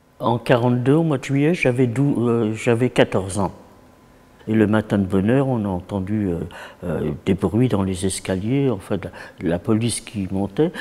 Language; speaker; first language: French; early bilingual, other home language; Yiddish